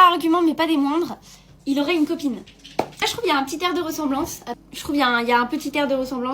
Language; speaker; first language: French; native; French